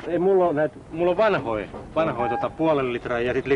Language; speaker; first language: Finnish; native; Finnish